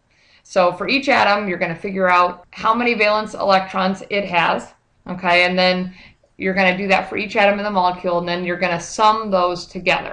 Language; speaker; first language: English; native; English